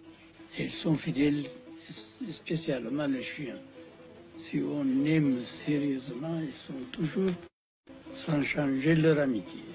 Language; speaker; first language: French; non-native, fluent; Amharic